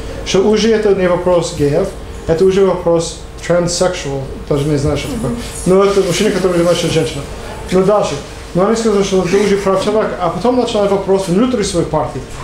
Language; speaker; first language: Russian; non-native, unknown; English